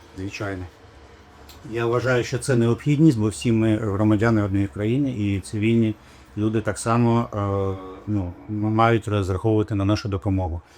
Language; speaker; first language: Ukrainian; native; Ukrainian